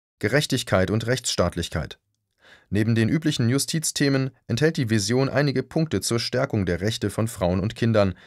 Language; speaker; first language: German; native; German